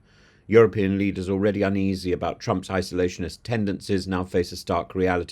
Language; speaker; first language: English; native; English